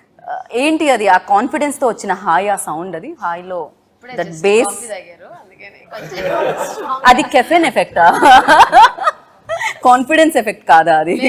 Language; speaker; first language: Telugu; native; Telugu